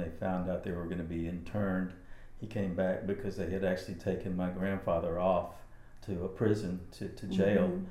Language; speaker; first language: English; native; English